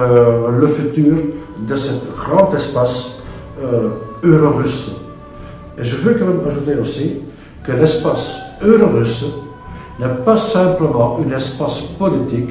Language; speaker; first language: French; non-native, local second language; Dutch